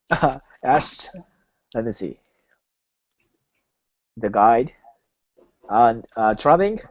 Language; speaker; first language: English; non-native, learner; Japanese